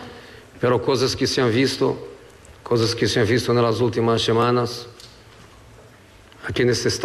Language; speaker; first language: Portuguese; non-native, fluent; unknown